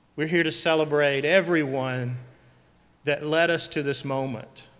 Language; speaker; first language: English; native; English